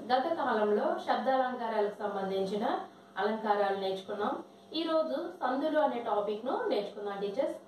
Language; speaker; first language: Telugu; non-native, local second language; Lambadi